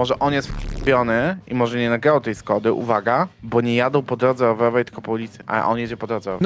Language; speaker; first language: Polish; native; Polish